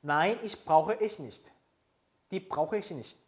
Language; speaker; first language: German; non-native, fluent; Korean